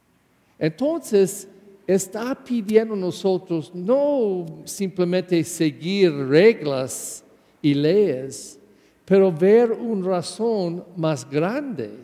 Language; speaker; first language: Spanish; non-native, learner; English